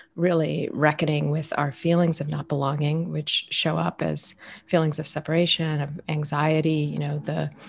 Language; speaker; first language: English; native; English